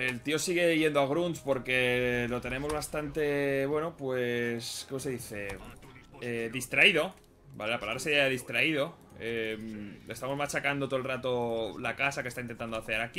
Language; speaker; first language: Spanish; native; Spanish